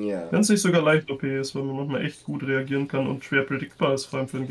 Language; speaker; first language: German; native; German